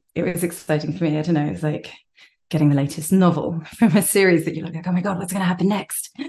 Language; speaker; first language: English; native; English